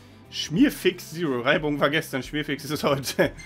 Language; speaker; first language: German; native; German